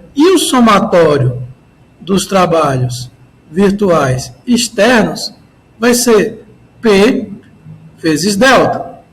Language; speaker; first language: Portuguese; native; Portuguese